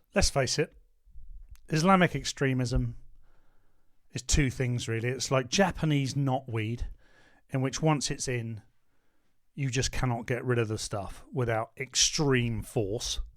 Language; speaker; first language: English; native; English